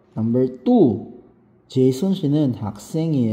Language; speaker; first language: Korean; non-native, fluent; Filipino